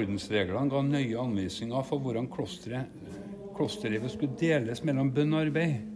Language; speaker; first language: Norwegian; native; Norwegian